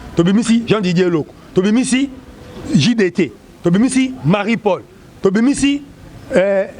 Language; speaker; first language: Lingala; native; Lingala